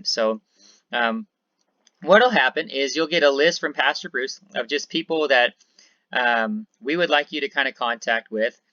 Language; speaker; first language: English; native; English